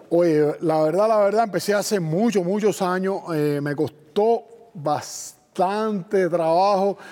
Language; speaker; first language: Spanish; native; Spanish